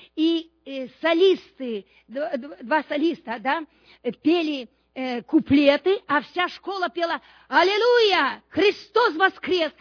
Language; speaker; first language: Russian; non-native, local second language; Romanian